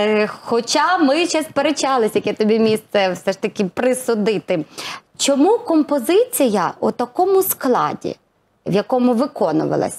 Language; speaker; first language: Ukrainian; native; Ukrainian